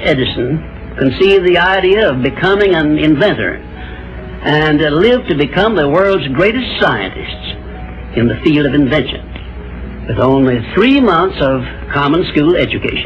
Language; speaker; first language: English; native; English